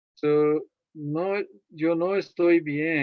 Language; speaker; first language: Spanish; non-native, fluent; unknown